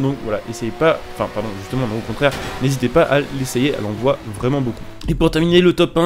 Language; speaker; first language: French; native; French